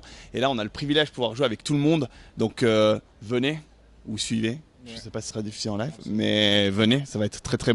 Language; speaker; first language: French; native; French